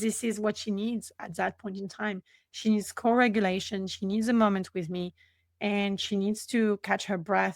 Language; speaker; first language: English; non-native, fluent; French